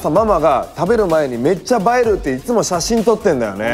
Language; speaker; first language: Japanese; native; Japanese